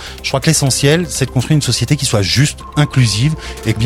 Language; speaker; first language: French; native; French